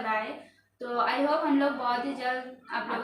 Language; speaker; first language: Hindi; non-native, local second language; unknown